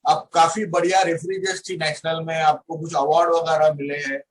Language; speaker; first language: Hindi; non-native, local second language; Marathi